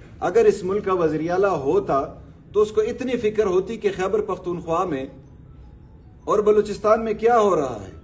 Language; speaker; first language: Urdu; non-native, local second language; Pashto